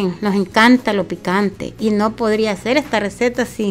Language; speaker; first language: Spanish; native; Spanish